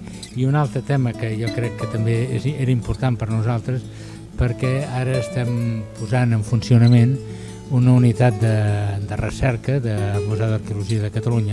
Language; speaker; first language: Catalan; native; Catalan